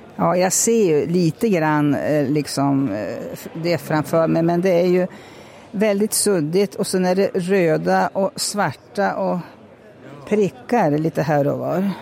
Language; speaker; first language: Swedish; native; Swedish